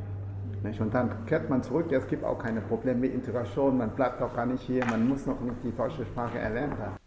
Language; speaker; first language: German; non-native, fluent; Vietnamese